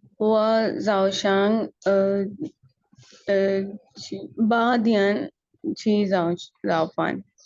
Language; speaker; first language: Chinese; non-native, learner; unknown